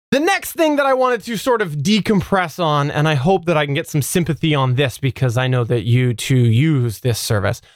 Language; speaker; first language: English; native; English